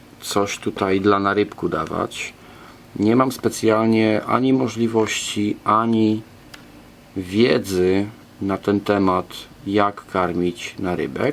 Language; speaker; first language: Polish; native; Polish